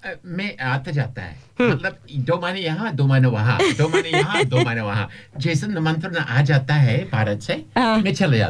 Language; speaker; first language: Hindi; non-native, learner; English